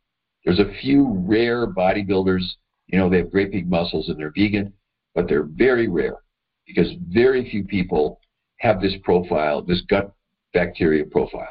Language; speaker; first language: English; native; English